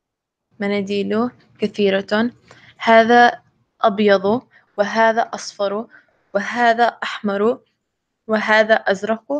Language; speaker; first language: Arabic; non-native, learner; English